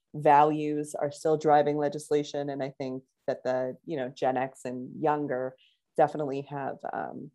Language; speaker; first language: English; native; English